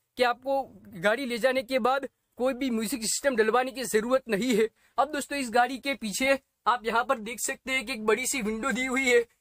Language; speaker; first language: Hindi; non-native, local second language; Gujarati